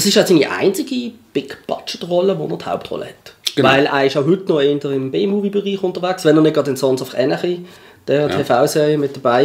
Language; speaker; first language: German; native; German